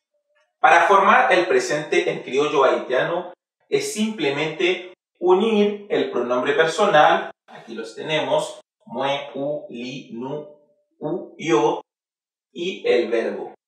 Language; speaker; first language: Spanish; non-native, fluent; Haitian Creole